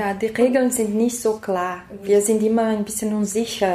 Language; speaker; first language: German; non-native, learner; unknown